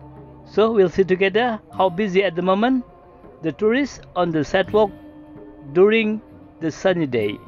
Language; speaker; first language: English; non-native, learner; Indonesian